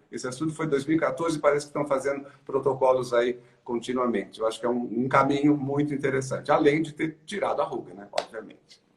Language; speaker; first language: Portuguese; native; Portuguese